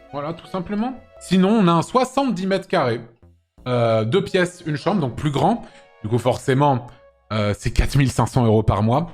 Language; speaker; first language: French; native; French